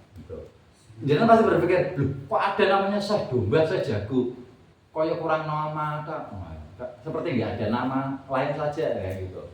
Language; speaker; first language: Indonesian; non-native, local second language; Javanese